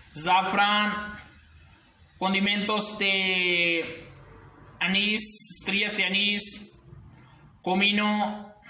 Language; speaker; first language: Spanish; non-native, learner; Urdu